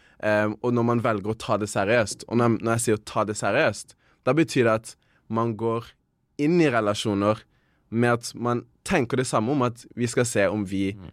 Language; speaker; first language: Norwegian; native; Norwegian